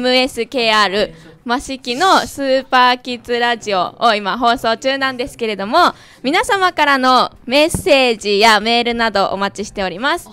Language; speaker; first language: Japanese; native; Japanese